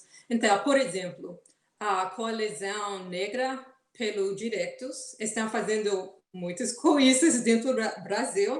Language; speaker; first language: Portuguese; non-native, fluent; English